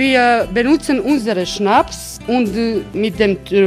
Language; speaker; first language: German; non-native, fluent; Croatian